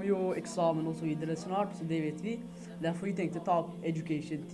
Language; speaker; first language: Norwegian; early bilingual, other home language; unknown